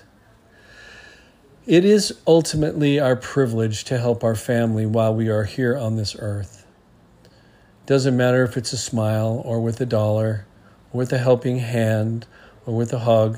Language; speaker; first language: English; native; English